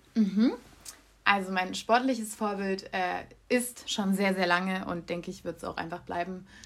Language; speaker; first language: German; native; German